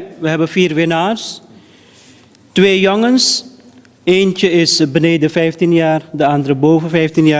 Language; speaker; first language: Dutch; early bilingual, other home language; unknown